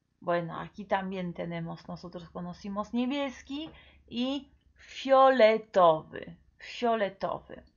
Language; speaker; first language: Spanish; non-native, fluent; Polish